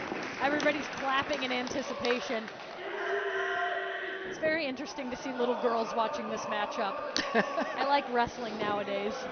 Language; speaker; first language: English; native; English